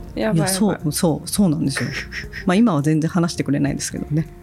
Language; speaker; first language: Japanese; native; Japanese